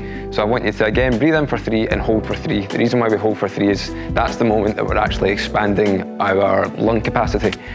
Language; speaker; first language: English; native; English